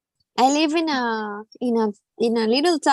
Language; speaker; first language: English; non-native, learner; Spanish